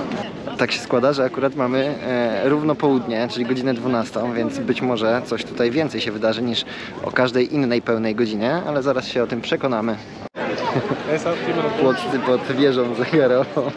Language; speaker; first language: Polish; native; Polish